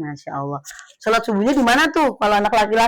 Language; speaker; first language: Indonesian; native; Indonesian